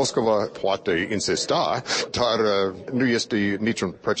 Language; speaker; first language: Romanian; non-native, fluent; English